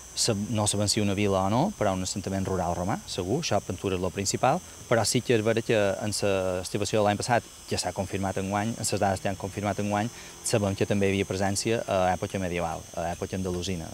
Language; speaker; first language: Catalan; native; Catalan